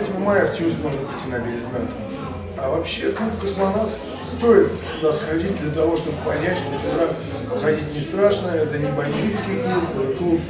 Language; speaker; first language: Russian; native; Russian